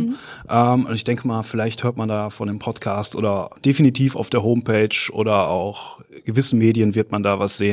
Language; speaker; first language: German; native; German